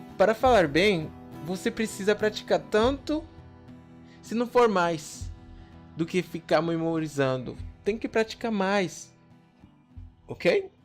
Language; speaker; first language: Portuguese; non-native, fluent; English